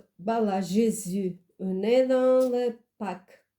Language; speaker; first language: French; non-native, fluent; Portuguese